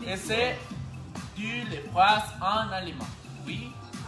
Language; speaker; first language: French; non-native, learner; Spanish